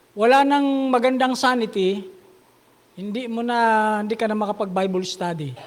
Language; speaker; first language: Filipino; native; Filipino